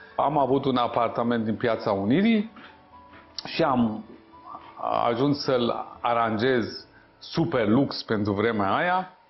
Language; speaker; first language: Romanian; non-native, fluent; Persian